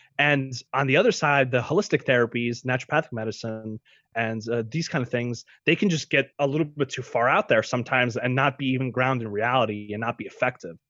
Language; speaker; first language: English; early bilingual, other home language; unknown